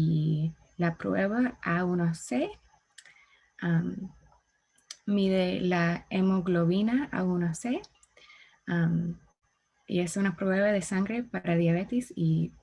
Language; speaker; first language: Spanish; non-native, learner; English